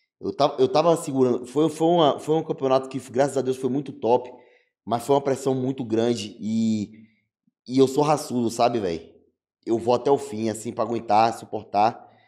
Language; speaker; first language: Portuguese; native; Portuguese